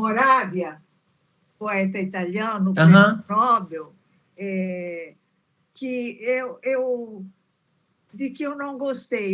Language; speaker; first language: Portuguese; early bilingual, other home language; Italian